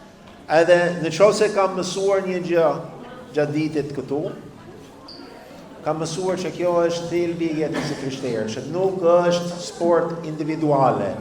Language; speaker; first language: Albanian; non-native, fluent; English